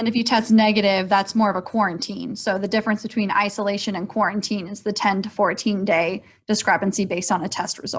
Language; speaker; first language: English; native; English